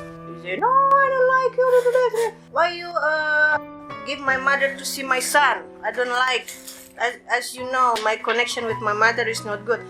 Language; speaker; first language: English; non-native, learner; Indonesian